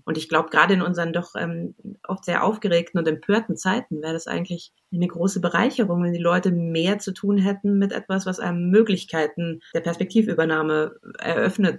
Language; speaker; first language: German; native; German